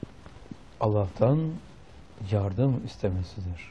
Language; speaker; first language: Turkish; native; Turkish